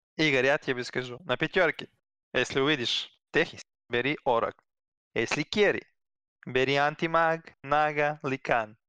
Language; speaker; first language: Russian; non-native, learner; Serbian